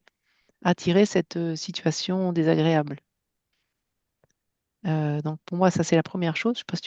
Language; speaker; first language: French; native; French